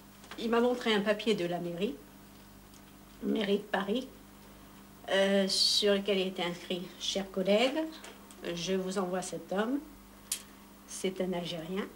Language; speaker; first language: French; native; French